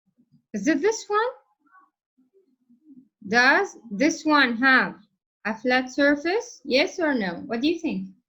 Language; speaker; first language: English; non-native, fluent; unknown